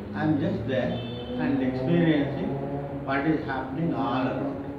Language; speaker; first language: English; non-native, local second language; Kannada